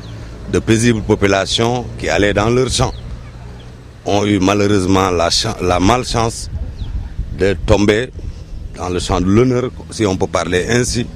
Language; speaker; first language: French; non-native, local second language; Wolof